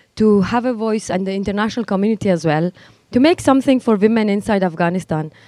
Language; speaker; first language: English; non-native, fluent; Persian